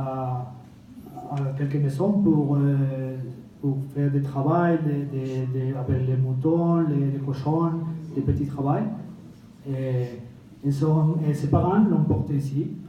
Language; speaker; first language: French; non-native, fluent; Spanish